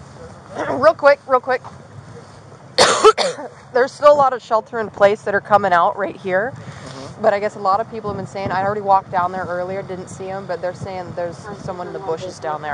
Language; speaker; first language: English; native; English